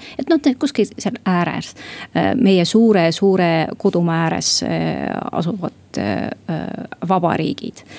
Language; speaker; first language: Estonian; non-native, local second language; Russian